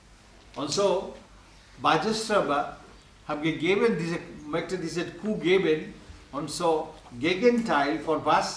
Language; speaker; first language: German; non-native, learner; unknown